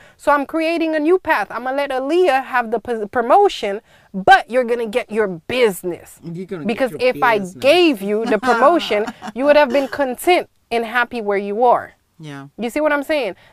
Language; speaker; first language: English; early bilingual, other home language; Haitian Creole